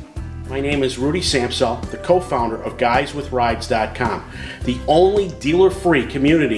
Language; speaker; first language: English; native; English